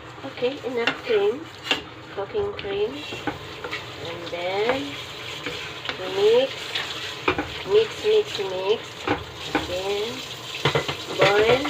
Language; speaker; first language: English; non-native, learner; Filipino